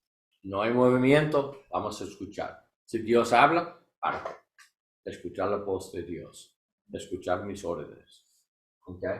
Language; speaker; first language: Spanish; non-native, learner; English